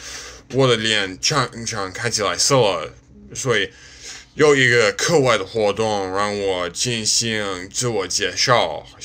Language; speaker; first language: Chinese; non-native, learner; English